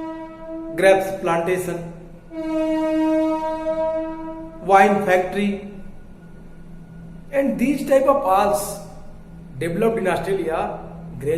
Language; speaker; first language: English; non-native, local second language; Hindi